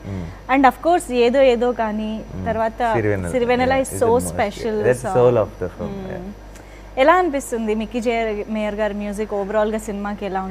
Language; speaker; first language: Telugu; native; Telugu